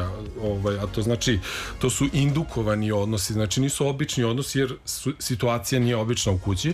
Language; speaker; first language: Serbian; native; Serbian